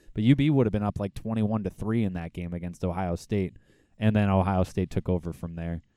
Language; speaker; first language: English; native; English